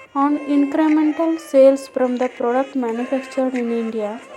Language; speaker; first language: English; non-native, local second language; Kannada